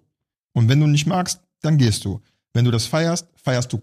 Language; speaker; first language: German; native; German